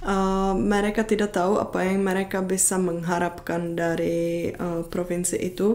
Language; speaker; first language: Indonesian; non-native, fluent; Czech